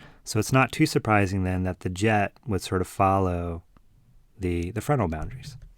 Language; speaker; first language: English; native; English